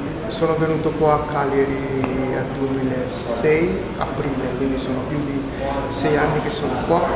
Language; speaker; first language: Italian; non-native, fluent; Bangla